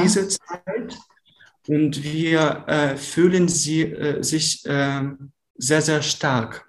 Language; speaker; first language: German; non-native, learner; Ukrainian